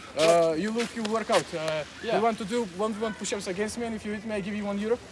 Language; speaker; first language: English; non-native, learner; Macedonian